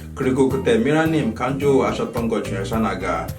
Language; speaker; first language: Korean; non-native, fluent; Yoruba